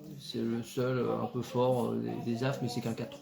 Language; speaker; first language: French; native; French